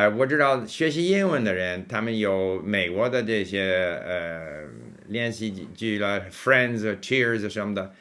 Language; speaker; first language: Chinese; non-native, fluent; English